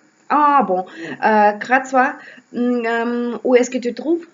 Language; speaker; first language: French; non-native, learner; Russian